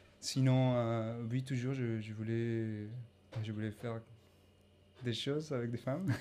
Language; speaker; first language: French; non-native, fluent; Spanish